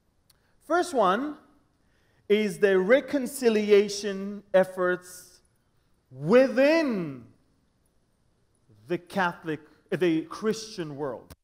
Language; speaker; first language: English; non-native, fluent; Hebrew